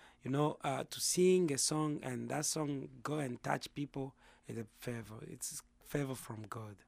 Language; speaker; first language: English; non-native, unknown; Lingala